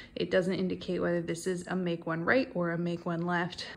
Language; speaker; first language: English; native; English